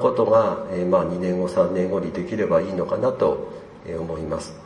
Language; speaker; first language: Japanese; native; Japanese